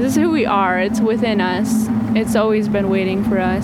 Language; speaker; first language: English; native; English